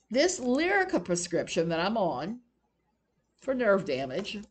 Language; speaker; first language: English; native; English